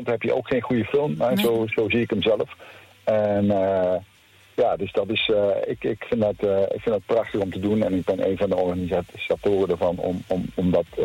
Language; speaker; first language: Dutch; native; Dutch